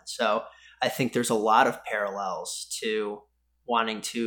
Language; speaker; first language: English; native; English